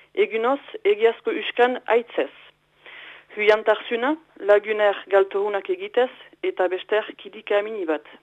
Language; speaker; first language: Basque; native; Basque